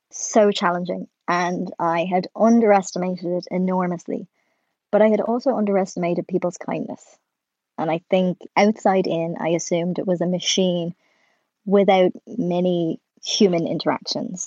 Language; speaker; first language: English; native; English